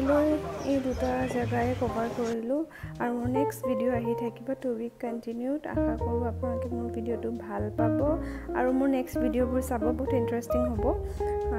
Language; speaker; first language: Hindi; non-native, local second language; Assamese